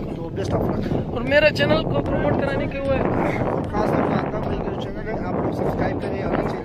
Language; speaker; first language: Urdu; non-native, local second language; Pashto